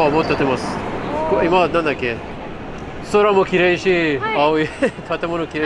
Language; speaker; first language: Japanese; non-native, learner; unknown